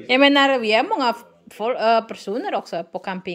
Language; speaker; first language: Swedish; non-native, learner; Indonesian